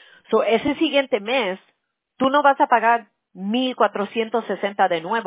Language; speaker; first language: Spanish; early bilingual, heritage; Spanish